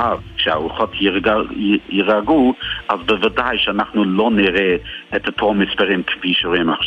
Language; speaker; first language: Hebrew; non-native, fluent; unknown